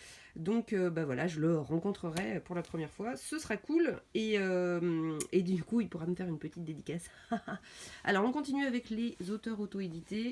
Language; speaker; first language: French; native; French